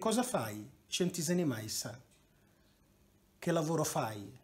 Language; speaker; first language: Italian; non-native, fluent; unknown